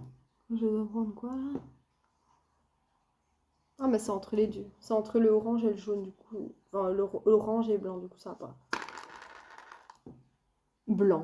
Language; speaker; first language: French; native; French